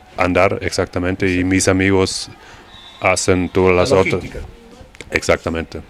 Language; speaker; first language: Spanish; non-native, learner; German